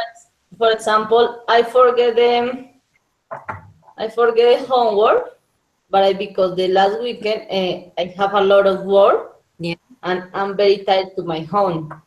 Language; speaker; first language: English; non-native, learner; Spanish